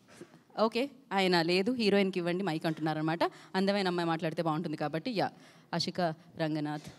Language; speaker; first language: Telugu; native; Telugu